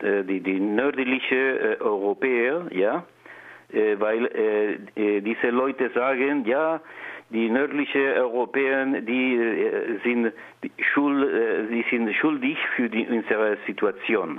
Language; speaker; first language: German; non-native, learner; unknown